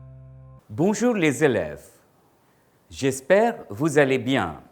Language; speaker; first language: French; non-native, fluent; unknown